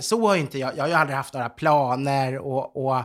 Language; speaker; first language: Swedish; native; Swedish